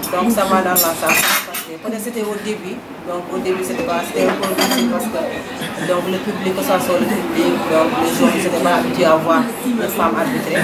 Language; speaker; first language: French; non-native, local second language; Fula